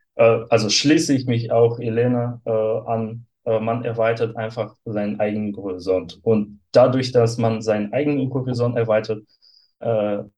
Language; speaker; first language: German; non-native, fluent; Russian